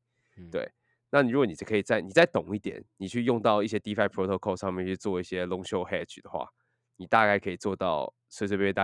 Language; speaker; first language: Chinese; native; Chinese